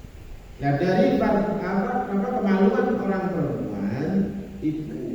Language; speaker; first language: Indonesian; non-native, local second language; Javanese